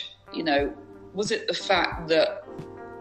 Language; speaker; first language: English; native; English